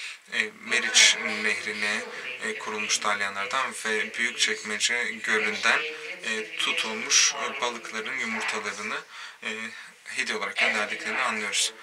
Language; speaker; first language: Turkish; native; Turkish